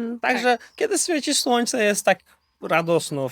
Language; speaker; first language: Polish; non-native, fluent; Uzbek